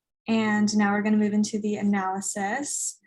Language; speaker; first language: English; native; English